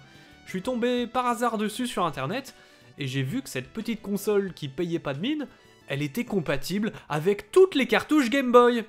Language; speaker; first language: French; native; French